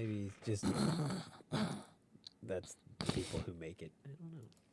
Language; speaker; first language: English; native; English